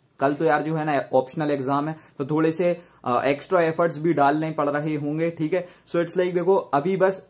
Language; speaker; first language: Hindi; native; Hindi